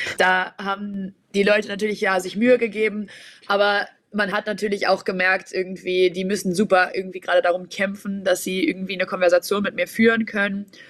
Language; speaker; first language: German; native; German